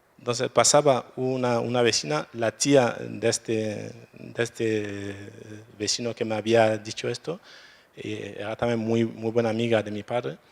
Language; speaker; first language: Spanish; non-native, fluent; French